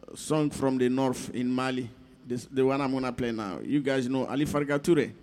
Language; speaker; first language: English; non-native, learner; Bambara